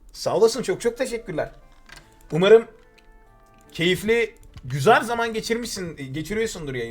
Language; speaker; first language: Turkish; native; Turkish